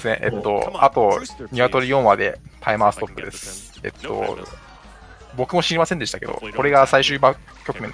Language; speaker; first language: Japanese; native; Japanese